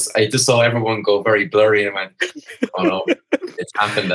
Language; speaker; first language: English; native; English